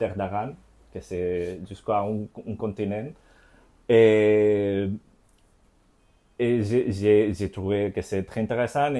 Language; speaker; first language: French; non-native, learner; Spanish